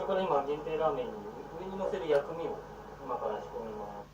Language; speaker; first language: Japanese; native; Japanese